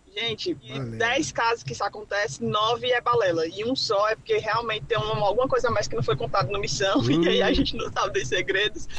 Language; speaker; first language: Portuguese; native; Portuguese